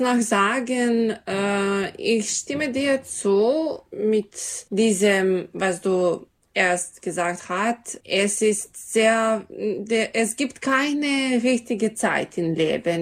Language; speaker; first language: German; non-native, learner; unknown